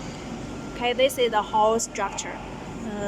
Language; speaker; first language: English; non-native, learner; Chinese